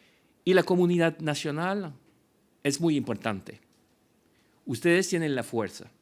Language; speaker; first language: Spanish; non-native, fluent; French